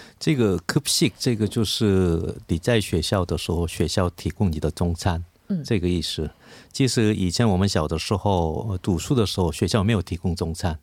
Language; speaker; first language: Chinese; non-native, fluent; Korean